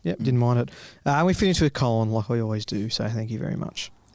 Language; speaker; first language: English; native; English